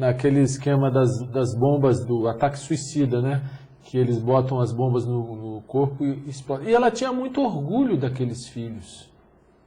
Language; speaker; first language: Portuguese; native; Portuguese